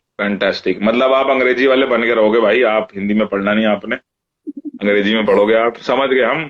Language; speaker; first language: Hindi; native; Hindi